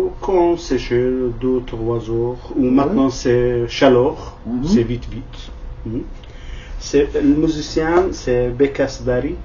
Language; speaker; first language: French; non-native, learner; Kurdish